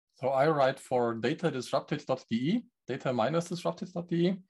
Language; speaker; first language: English; non-native, fluent; German